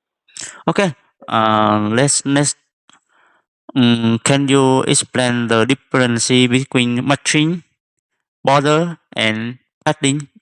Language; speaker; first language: English; non-native, fluent; Vietnamese